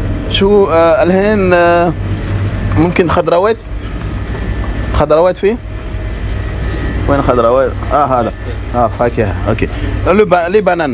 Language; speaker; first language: Arabic; non-native, learner; French